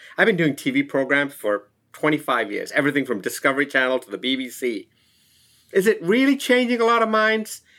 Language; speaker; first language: English; non-native, local second language; Tamil